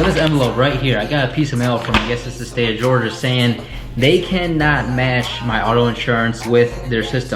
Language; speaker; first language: English; native; English